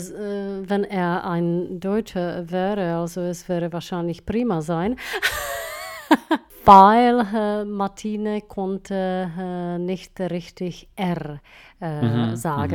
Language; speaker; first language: German; non-native, fluent; Czech